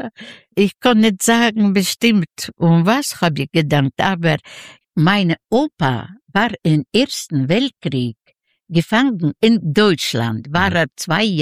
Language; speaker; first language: German; non-native, learner; Yiddish